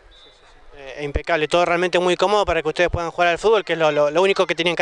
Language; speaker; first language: Spanish; native; Spanish